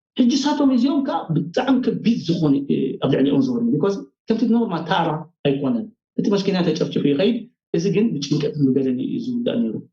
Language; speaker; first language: Tigrinya; early bilingual, heritage; Tigrinya